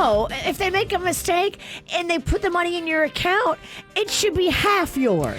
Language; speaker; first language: English; native; English